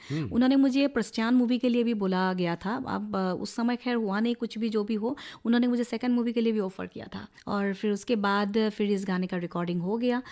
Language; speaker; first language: Hindi; non-native, local second language; Assamese